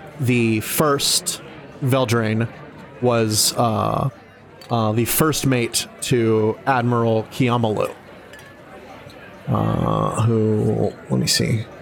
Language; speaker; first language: English; native; English